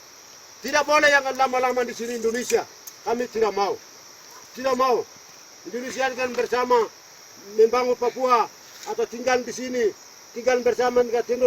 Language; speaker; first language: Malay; non-native, local second language; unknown